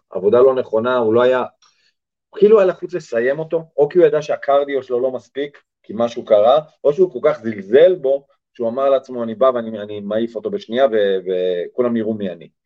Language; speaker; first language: Hebrew; early bilingual, other home language; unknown